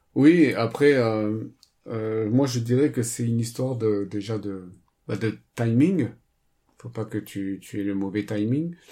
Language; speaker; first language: French; native; French